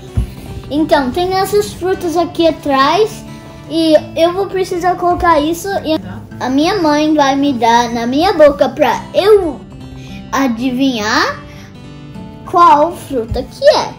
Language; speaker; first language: Portuguese; early bilingual, heritage; Portuguese